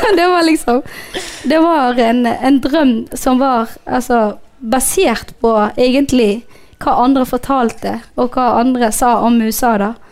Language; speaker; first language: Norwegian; non-native, fluent; Somali